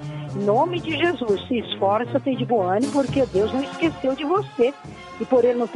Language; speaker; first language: Portuguese; native; Portuguese